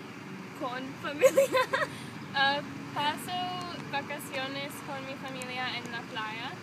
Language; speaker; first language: Spanish; non-native, learner; English